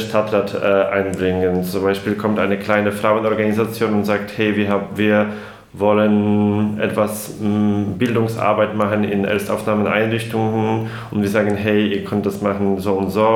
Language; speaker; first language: German; non-native, fluent; Polish